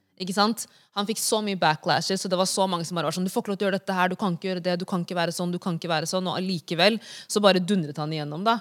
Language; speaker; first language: Norwegian; early bilingual, other home language; Wolof